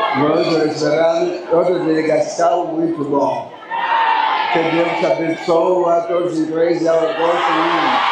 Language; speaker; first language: Portuguese; non-native, learner; Lingala